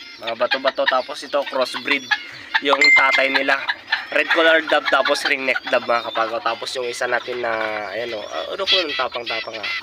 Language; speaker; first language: Filipino; native; Filipino